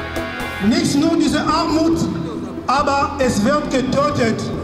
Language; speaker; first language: German; non-native, fluent; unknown